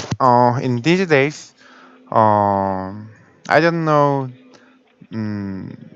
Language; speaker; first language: English; non-native, learner; Korean